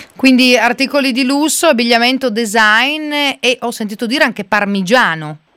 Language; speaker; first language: Italian; native; Italian